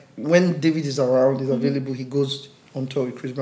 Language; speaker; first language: English; non-native, local second language; Yoruba